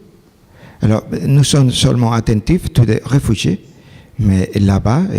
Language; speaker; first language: French; non-native, learner; Spanish